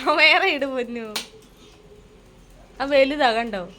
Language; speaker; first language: Malayalam; native; Malayalam